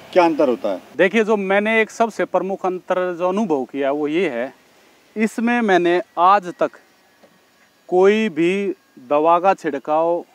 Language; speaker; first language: Hindi; native; Hindi